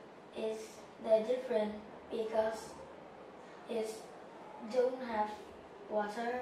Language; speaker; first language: English; non-native, learner; Vietnamese